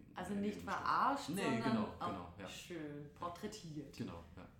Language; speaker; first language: German; native; German